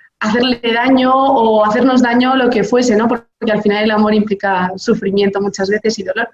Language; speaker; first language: Spanish; native; Spanish